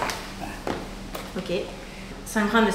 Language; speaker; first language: French; early bilingual, heritage; English